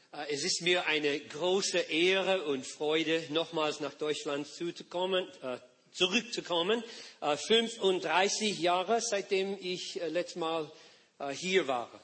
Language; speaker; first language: German; non-native, learner; English